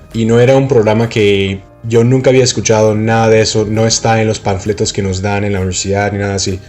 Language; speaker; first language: Spanish; non-native, fluent; English